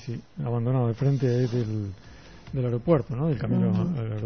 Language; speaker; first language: Spanish; native; Spanish